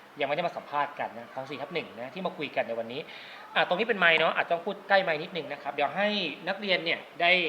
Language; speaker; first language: Thai; native; Thai